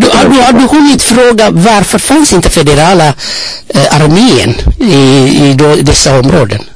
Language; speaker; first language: Swedish; non-native, fluent; Amharic